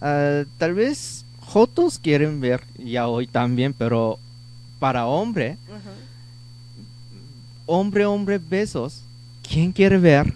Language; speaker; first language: Spanish; non-native, learner; Japanese